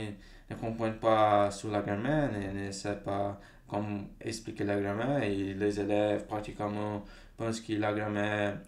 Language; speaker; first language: French; non-native, fluent; Portuguese